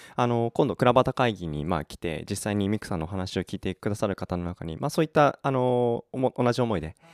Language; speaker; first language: Japanese; native; Japanese